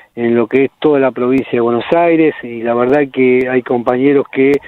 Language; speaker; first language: Spanish; native; Spanish